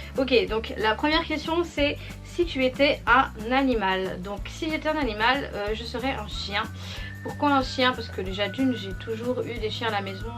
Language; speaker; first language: French; native; French